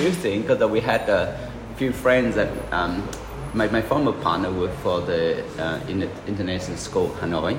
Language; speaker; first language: English; non-native, fluent; Vietnamese